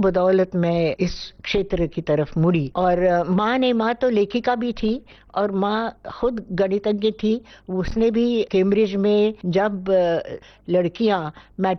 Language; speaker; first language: Hindi; non-native, local second language; Marathi